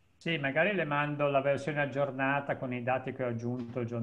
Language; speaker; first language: Italian; native; Italian